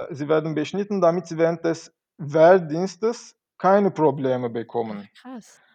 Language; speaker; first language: German; non-native, fluent; Turkish